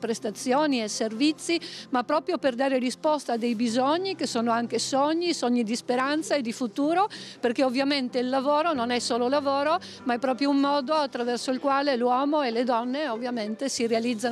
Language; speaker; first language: Italian; native; Italian